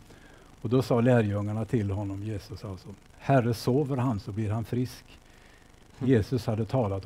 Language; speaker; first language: Swedish; native; Swedish